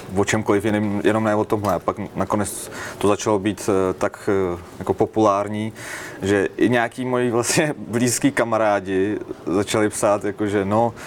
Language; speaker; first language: Czech; early bilingual, other home language; Armenian